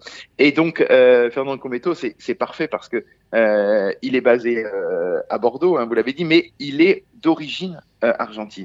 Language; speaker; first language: French; native; French